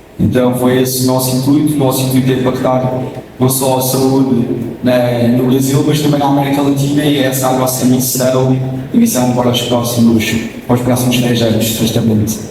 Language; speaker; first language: Portuguese; native; Portuguese